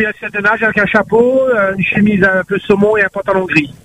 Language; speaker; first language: French; native; French